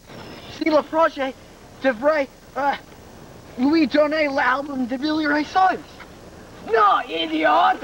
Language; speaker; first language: French; non-native, learner; English